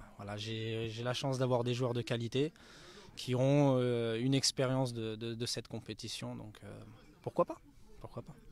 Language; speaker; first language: French; native; French